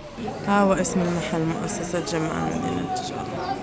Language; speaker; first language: Arabic; native; Arabic